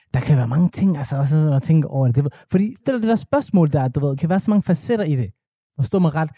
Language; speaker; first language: Danish; early bilingual, other home language; Somali